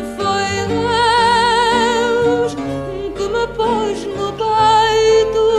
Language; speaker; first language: Portuguese; native; Portuguese